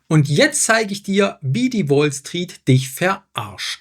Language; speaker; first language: German; native; German